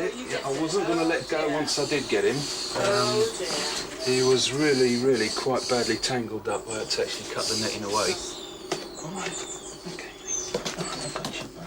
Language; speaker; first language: English; native; English